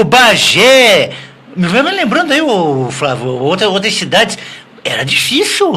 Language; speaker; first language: Portuguese; native; Portuguese